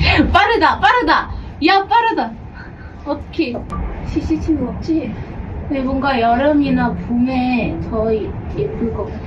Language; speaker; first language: Korean; non-native, fluent; Arabic